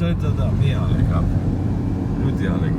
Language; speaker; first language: Russian; non-native, learner; Armenian